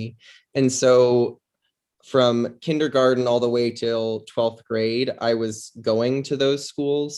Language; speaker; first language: English; native; English